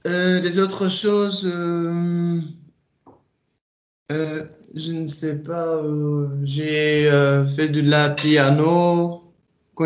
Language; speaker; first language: French; non-native, learner; Dutch